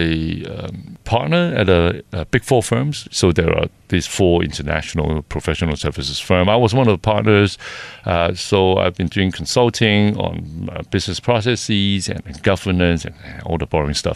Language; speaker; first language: English; non-native, local second language; Cantonese